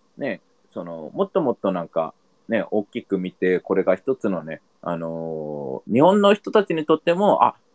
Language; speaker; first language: Japanese; non-native, fluent; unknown